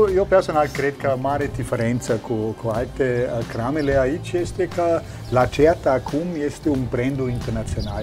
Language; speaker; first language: Romanian; non-native, learner; German